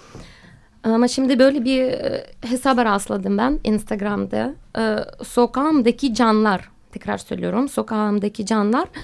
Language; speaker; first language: Turkish; non-native, fluent; Russian